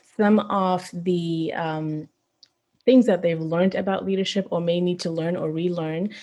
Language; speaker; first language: English; non-native, local second language; Shona